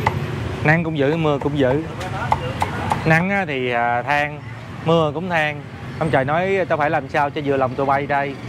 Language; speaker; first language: Vietnamese; native; Vietnamese